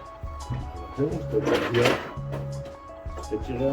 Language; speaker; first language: French; native; French